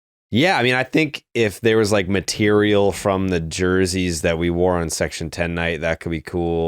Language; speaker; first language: English; native; English